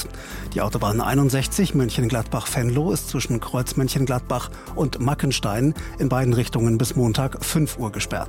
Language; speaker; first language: German; native; German